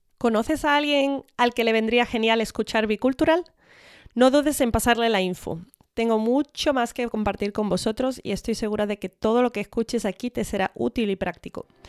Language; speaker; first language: Spanish; early bilingual, other home language; English